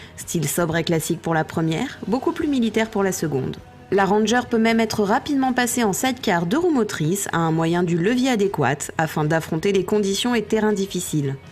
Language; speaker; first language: French; native; French